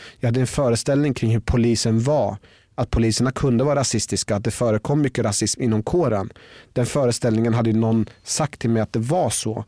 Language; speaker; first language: Swedish; early bilingual, other home language; Persian